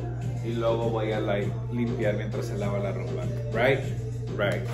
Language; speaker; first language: Spanish; early bilingual, heritage; Spanish